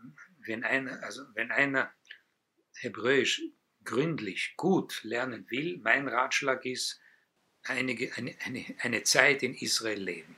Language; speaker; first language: German; non-native, fluent; Hebrew